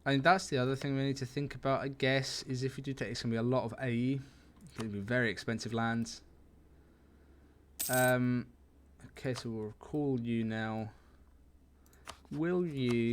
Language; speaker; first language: English; native; English